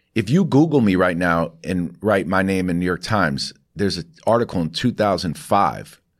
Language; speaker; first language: English; native; English